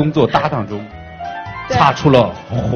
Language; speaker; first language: Chinese; native; Chinese